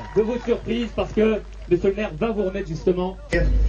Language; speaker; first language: French; native; French